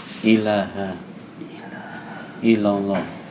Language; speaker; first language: Indonesian; native; Indonesian